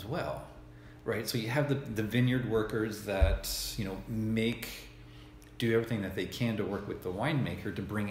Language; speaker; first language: English; native; English